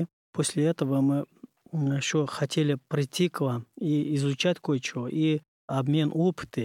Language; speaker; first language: Russian; non-native, learner; Uzbek